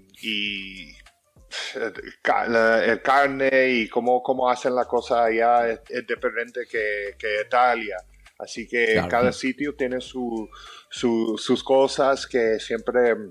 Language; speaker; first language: Spanish; early bilingual, heritage; English